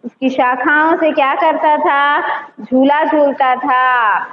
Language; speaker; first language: Hindi; non-native, local second language; Telugu